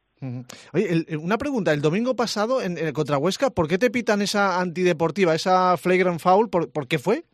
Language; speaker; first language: Spanish; native; Spanish